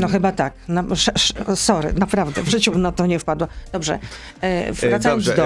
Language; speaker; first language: Polish; native; Polish